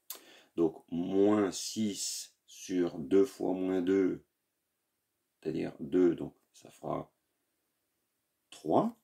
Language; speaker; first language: French; native; French